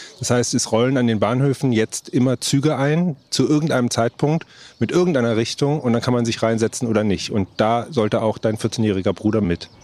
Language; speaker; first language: German; native; German